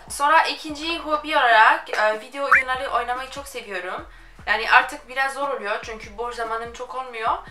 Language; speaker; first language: Turkish; early bilingual, heritage; French